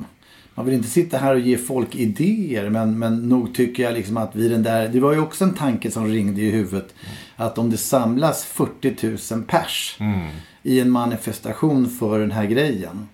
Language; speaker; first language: Swedish; native; Swedish